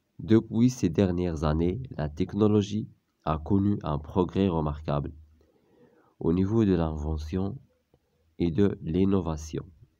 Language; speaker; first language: French; non-native, local second language; Arabic